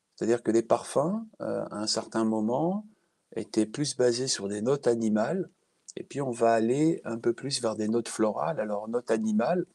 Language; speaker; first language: French; native; French